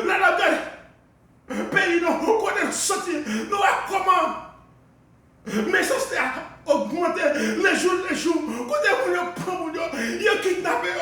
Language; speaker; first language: French; non-native, local second language; Haitian Creole